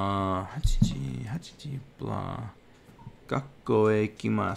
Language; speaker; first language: Japanese; non-native, learner; English